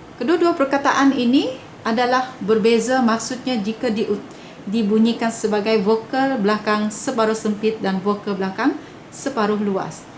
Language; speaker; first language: Malay; non-native, local second language; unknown